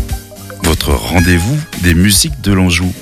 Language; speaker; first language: French; native; French